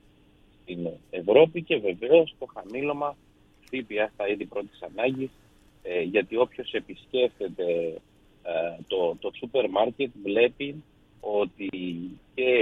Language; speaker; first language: Greek; native; Greek